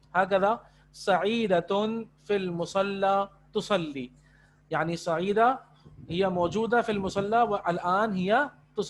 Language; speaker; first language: Arabic; non-native, fluent; Urdu